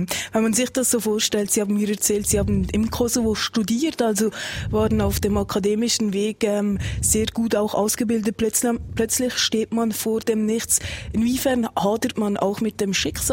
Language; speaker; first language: German; native; German